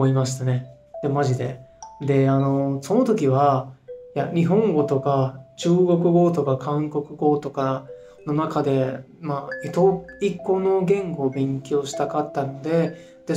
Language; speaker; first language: Japanese; non-native, fluent; Hindi